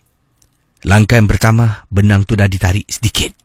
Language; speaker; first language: Malay; native; Malay